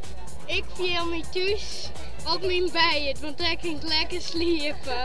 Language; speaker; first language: Dutch; non-native, local second language; Western Frisian